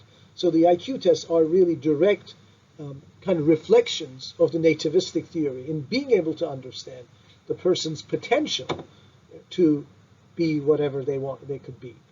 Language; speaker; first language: English; non-native, fluent; Turkish